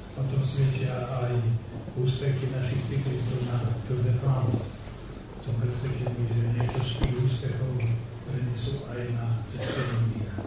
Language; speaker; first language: Slovak; native; Slovak